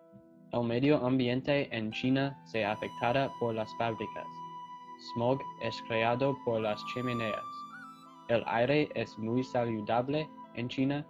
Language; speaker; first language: Spanish; non-native, learner; English